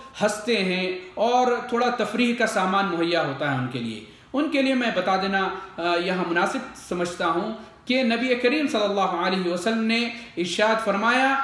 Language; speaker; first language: Urdu; native; Urdu